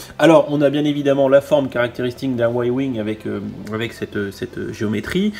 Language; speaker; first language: French; native; French